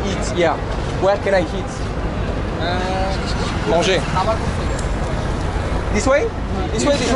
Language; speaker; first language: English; non-native, learner; French